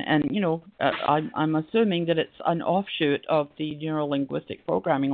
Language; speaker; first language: English; native; English